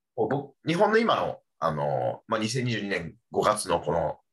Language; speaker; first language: Japanese; non-native, fluent; Chinese